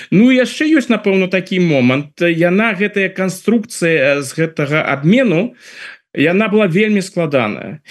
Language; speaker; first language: Belarusian; native; Belarusian